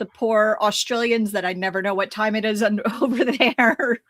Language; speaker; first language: English; native; English